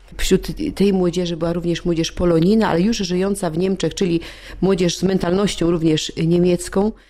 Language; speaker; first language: Polish; native; Polish